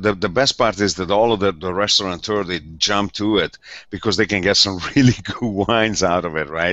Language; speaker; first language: English; non-native, fluent; Italian